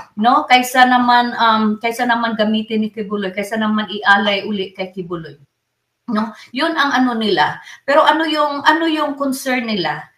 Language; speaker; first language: Filipino; non-native, local second language; Cebuano